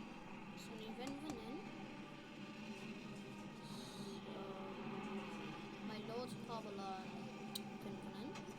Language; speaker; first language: Welsh; non-native, learner; English